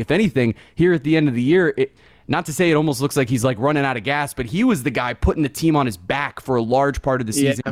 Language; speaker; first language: English; native; English